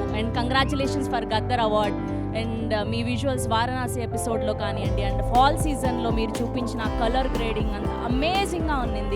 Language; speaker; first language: Telugu; native; Telugu